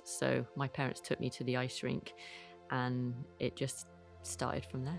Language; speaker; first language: English; native; English